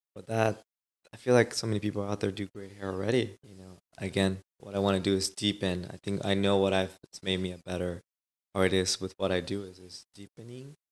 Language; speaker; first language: English; non-native, fluent; Spanish